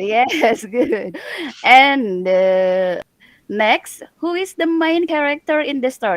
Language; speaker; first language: English; non-native, learner; Indonesian